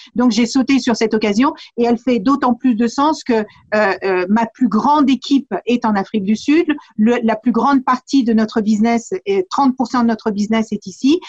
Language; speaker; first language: French; early bilingual, other home language; Kabuverdianu